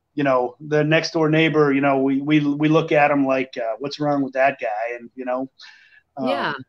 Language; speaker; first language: English; native; English